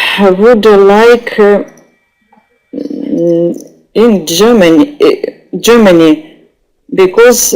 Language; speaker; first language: English; non-native, learner; Russian